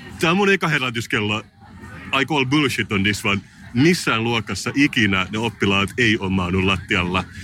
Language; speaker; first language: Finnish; native; Finnish